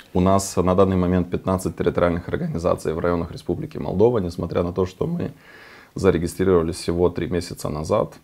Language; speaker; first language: Russian; non-native, local second language; Romanian